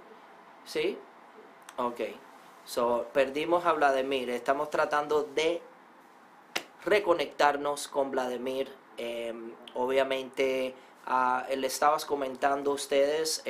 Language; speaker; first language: Spanish; early bilingual, heritage; Spanish